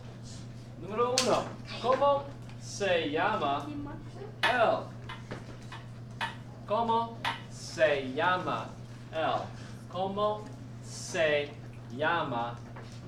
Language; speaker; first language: Spanish; non-native, fluent; English